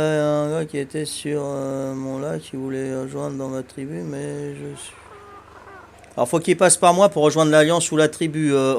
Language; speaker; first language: French; native; French